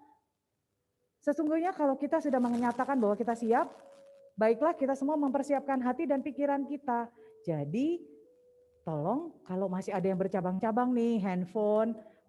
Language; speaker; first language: Indonesian; native; Indonesian